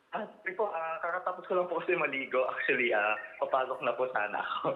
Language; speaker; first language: Filipino; native; Filipino